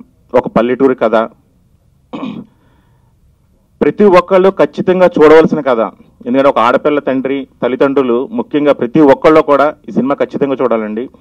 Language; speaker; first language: Telugu; native; Telugu